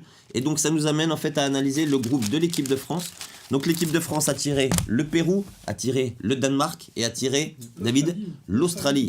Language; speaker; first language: French; native; French